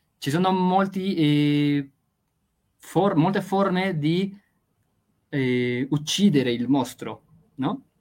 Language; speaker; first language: Italian; non-native, fluent; Spanish